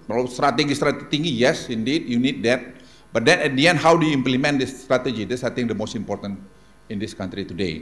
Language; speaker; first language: English; non-native, fluent; Indonesian